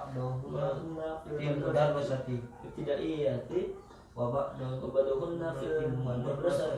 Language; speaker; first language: Arabic; non-native, learner; Indonesian